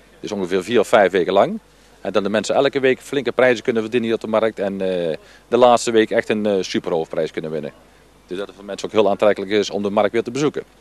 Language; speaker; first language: Dutch; native; Dutch